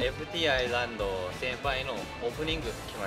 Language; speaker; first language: Japanese; non-native, learner; Korean